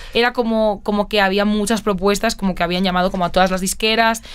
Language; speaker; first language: Spanish; native; Spanish